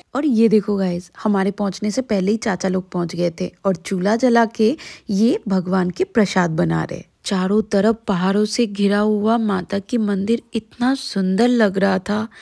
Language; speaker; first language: Hindi; non-native, local second language; Bangla